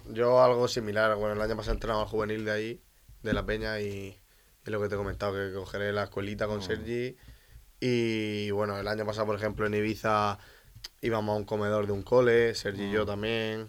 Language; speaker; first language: Spanish; native; Spanish